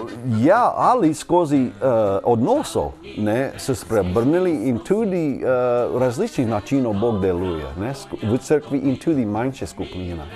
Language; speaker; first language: Slovenian; non-native, learner; English